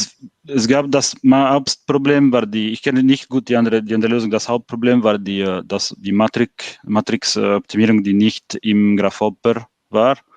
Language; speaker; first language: German; non-native, fluent; French